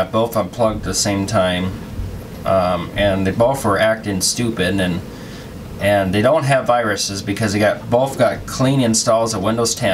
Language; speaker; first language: English; native; English